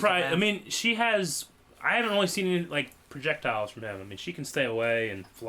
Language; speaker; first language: English; native; English